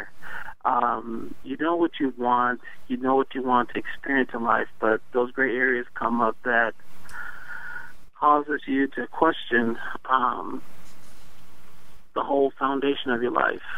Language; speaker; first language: English; native; English